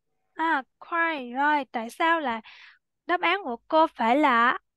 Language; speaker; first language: Vietnamese; native; Vietnamese